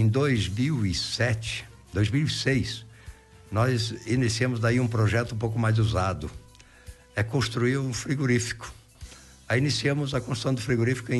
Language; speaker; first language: Portuguese; native; Portuguese